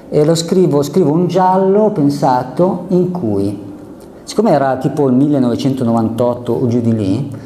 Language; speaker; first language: Italian; native; Italian